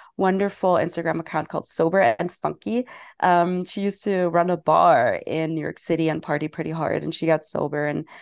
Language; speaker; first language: English; non-native, fluent; German